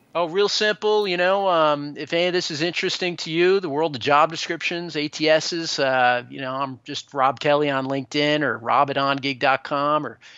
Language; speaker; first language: English; native; English